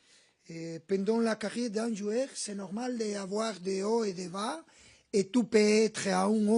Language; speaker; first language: French; non-native, learner; Spanish